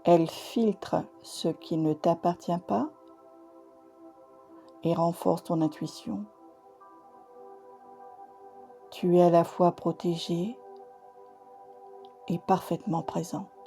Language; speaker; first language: French; native; French